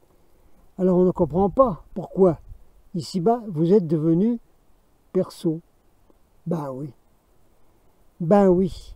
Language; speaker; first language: French; native; French